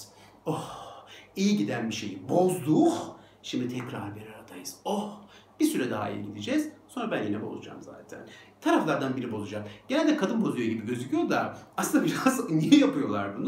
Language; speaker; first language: Turkish; native; Turkish